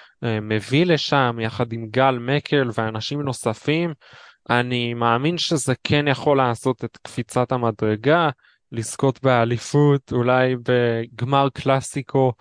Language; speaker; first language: Hebrew; native; Hebrew